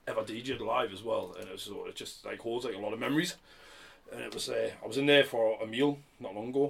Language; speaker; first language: English; native; English